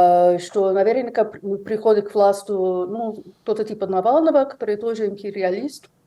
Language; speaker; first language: Russian; non-native, fluent; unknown